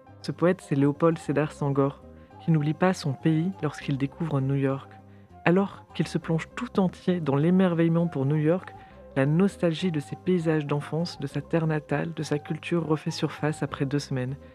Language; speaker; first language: French; native; French